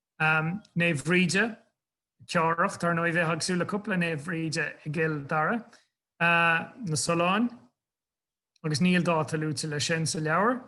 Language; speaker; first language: Irish; non-native, local second language; English